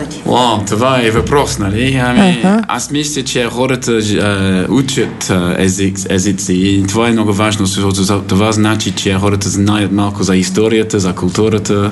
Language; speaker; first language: Bulgarian; non-native, learner; English